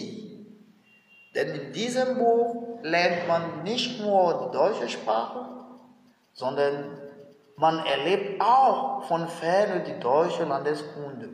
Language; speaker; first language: German; non-native, fluent; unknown